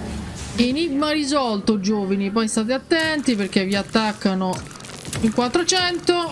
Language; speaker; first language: Italian; native; Italian